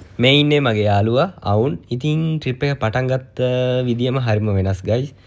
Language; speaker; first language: Sinhala; native; Sinhala